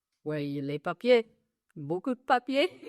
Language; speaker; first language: French; non-native, fluent; English